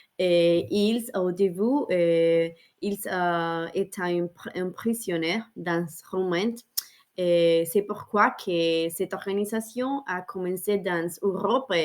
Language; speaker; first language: French; non-native, learner; Spanish